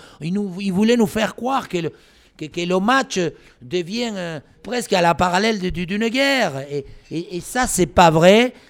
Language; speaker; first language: French; non-native, fluent; Spanish